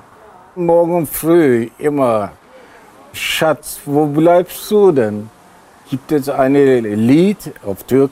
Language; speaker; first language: German; non-native, learner; Turkish